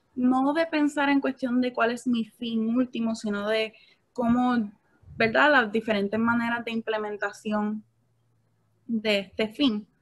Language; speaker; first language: Spanish; native; Spanish